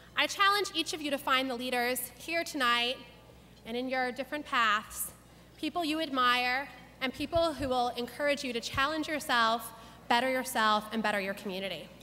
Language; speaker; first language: English; native; English